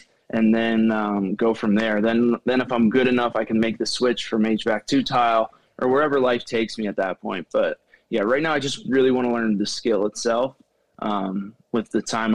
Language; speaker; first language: English; native; English